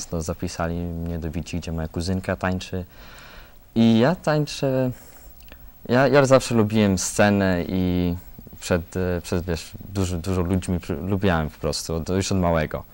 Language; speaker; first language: Polish; early bilingual, heritage; Polish